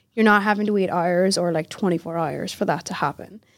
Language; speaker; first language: English; native; English